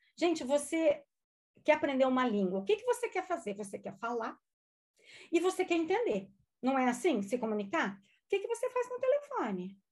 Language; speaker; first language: Portuguese; non-native, local second language; German